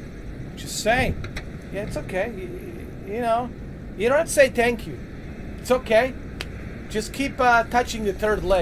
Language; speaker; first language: English; native; English